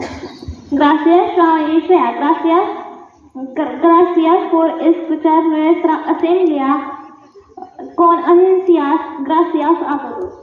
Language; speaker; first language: Spanish; non-native, learner; Marathi